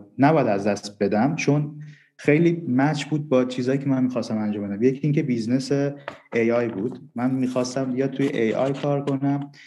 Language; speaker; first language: Persian; non-native, local second language; Armenian